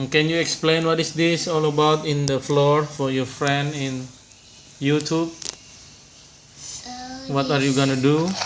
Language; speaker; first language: English; non-native, fluent; Indonesian